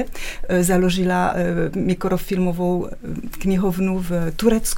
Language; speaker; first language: Czech; non-native, fluent; French